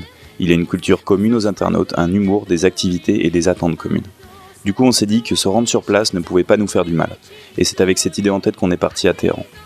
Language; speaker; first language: French; native; French